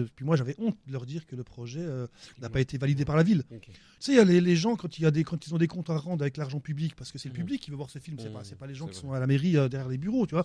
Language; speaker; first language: French; native; French